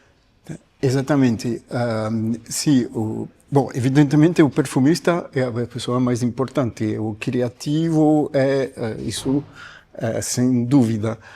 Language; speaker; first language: Portuguese; non-native, fluent; French